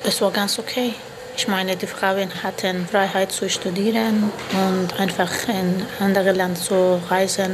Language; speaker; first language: German; non-native, fluent; Persian